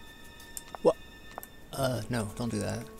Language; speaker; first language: English; native; English